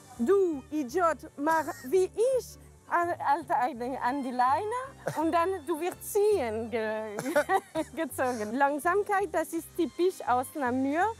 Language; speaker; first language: German; non-native, learner; French